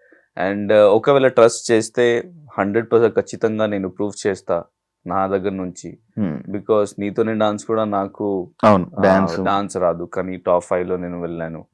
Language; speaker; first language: Telugu; non-native, learner; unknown